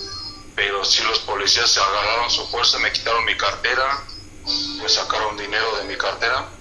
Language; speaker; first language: Spanish; native; Spanish